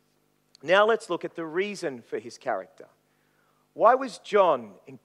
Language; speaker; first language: English; native; English